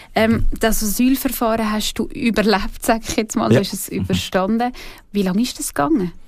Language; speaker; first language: German; native; German